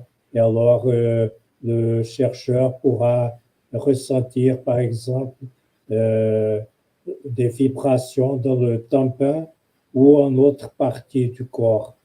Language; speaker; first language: French; non-native, fluent; Portuguese